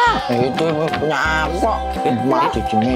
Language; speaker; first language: Indonesian; native; Indonesian